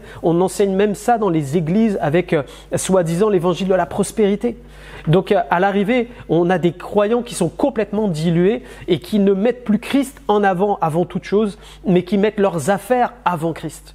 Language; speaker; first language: French; native; French